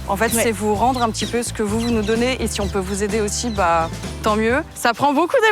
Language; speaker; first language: French; native; French